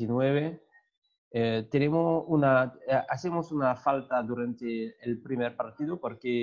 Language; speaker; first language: Spanish; non-native, learner; French